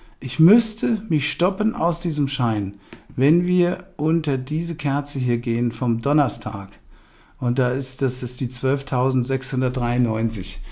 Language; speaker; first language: German; native; German